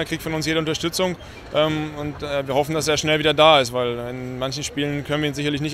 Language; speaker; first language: German; native; German